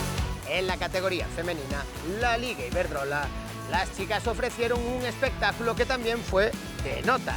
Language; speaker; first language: Spanish; native; Spanish